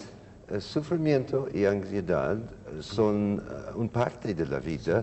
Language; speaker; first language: Spanish; non-native, learner; English